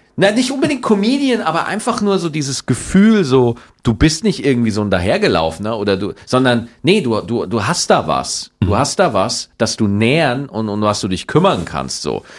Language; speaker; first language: German; native; German